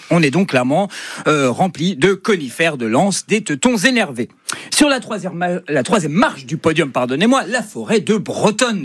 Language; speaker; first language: French; native; French